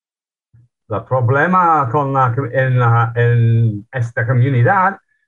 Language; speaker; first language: Spanish; non-native, learner; English